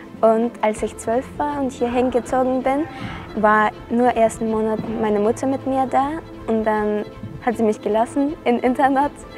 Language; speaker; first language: German; non-native, fluent; Russian